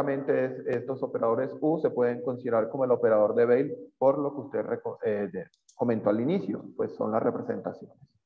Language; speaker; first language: Spanish; native; Spanish